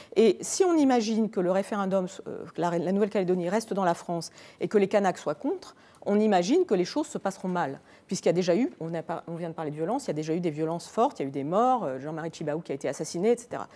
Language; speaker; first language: French; native; French